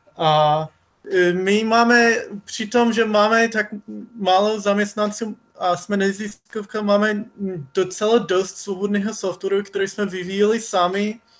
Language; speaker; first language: Czech; non-native, fluent; English